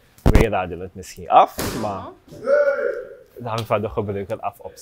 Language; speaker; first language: Dutch; native; Dutch